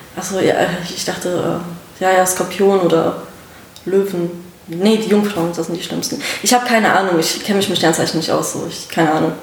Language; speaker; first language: German; early bilingual, other home language; Russian